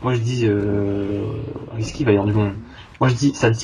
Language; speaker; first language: French; native; French